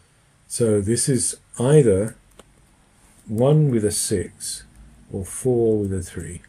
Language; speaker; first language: English; native; English